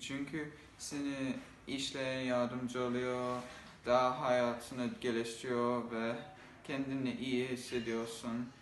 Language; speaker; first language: Turkish; early bilingual, other home language; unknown